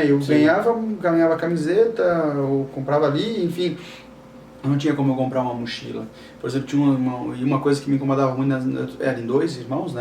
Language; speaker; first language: Portuguese; native; Portuguese